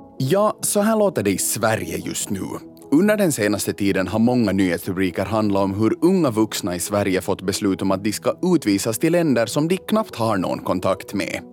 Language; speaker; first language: Swedish; native; Swedish